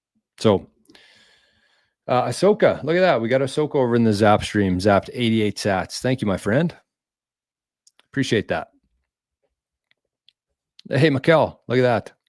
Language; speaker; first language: English; native; English